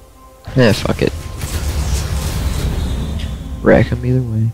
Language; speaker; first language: English; native; English